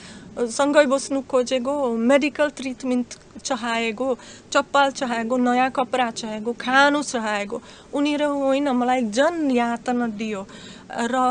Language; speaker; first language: Nepali; non-native, learner; Slovak